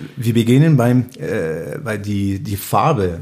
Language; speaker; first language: German; non-native, learner; Arabic